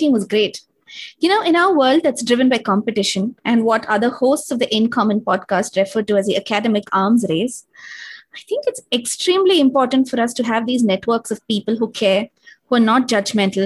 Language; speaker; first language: English; non-native, local second language; Malayalam